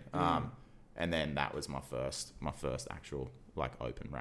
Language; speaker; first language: English; native; English